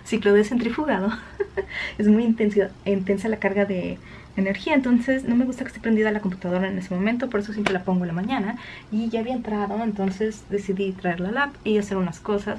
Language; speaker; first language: Spanish; native; Spanish